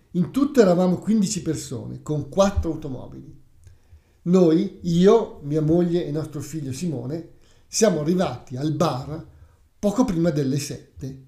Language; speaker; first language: Italian; native; Italian